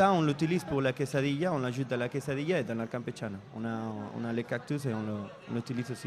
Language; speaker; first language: French; non-native, fluent; Spanish